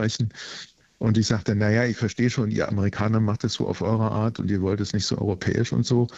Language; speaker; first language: German; native; German